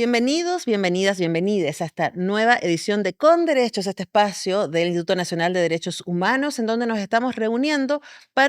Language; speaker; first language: Spanish; native; Spanish